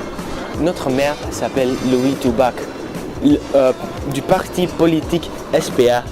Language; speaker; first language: French; non-native, learner; Dutch